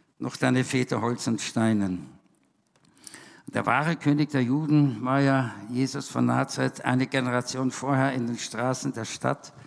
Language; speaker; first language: German; native; German